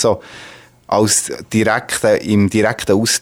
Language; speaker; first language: German; native; German